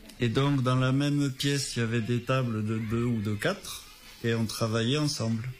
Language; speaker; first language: French; native; French